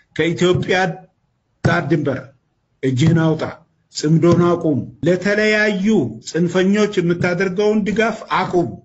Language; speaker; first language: Amharic; non-native, local second language; Oromo